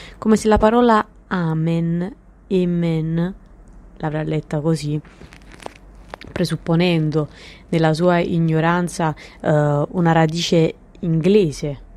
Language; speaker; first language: Italian; native; Italian